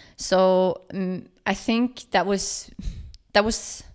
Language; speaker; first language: English; non-native, fluent; Swedish